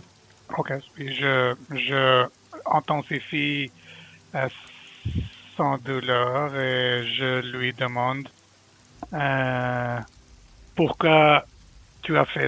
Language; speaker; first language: French; non-native, learner; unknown